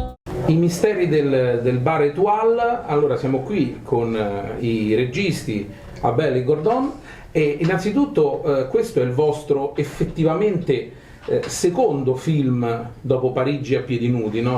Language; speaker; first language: Italian; native; Italian